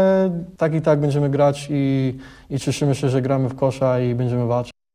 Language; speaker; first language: Polish; early bilingual, heritage; English